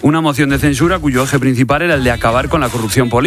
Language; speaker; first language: Spanish; native; Spanish